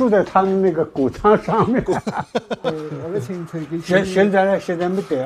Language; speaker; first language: Chinese; native; Chinese